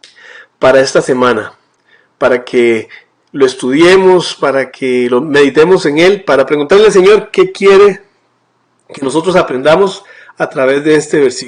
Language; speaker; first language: Spanish; native; Spanish